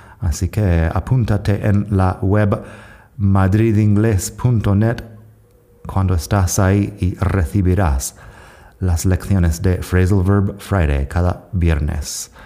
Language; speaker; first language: Spanish; non-native, fluent; English